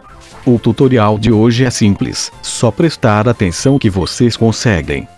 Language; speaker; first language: Portuguese; native; Portuguese